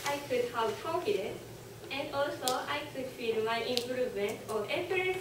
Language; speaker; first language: English; non-native, learner; Japanese